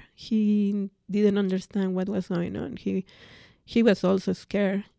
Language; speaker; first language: English; non-native, fluent; Spanish